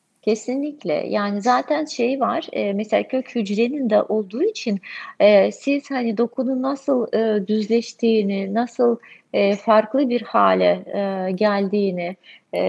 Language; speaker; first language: Turkish; non-native, fluent; Russian